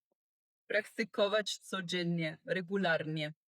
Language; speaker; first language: Polish; non-native, learner; Italian